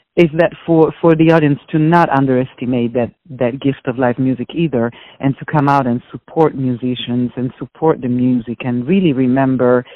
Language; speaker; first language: English; non-native, fluent; Italian